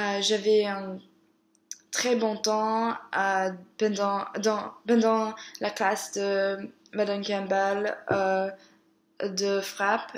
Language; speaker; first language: French; non-native, learner; English